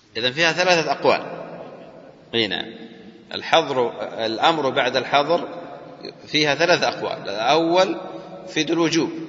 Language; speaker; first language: Arabic; native; Arabic